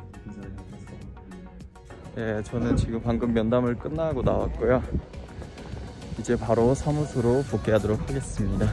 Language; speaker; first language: Korean; non-native, fluent; Mongolian